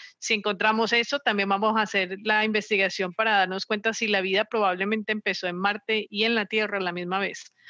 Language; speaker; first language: Spanish; native; Spanish